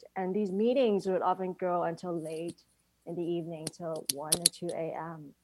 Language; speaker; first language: English; non-native, local second language; Cantonese